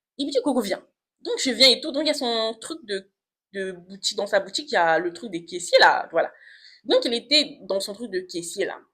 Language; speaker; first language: French; non-native, local second language; Lingala